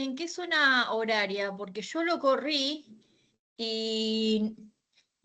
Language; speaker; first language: Spanish; native; Spanish